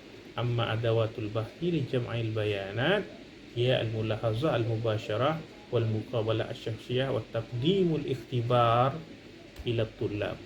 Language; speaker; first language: Arabic; non-native, fluent; Indonesian